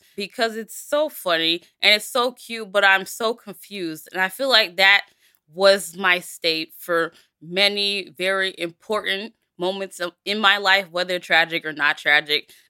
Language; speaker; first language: English; early bilingual, other home language; Yoruba